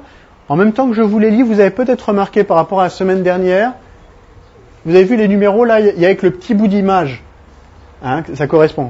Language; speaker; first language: French; native; French